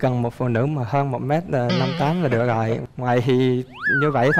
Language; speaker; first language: Vietnamese; early bilingual, heritage; Vietnamese